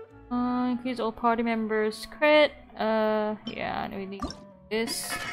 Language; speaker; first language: English; non-native, local second language; Filipino